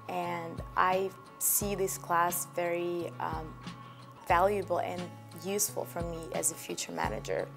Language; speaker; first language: English; non-native, fluent; Russian